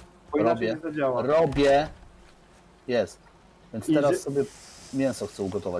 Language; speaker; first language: Polish; native; Polish